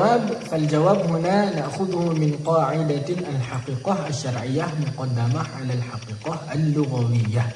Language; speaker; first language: Arabic; non-native, learner; Indonesian